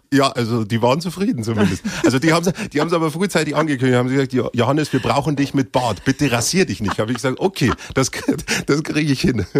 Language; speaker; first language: German; native; German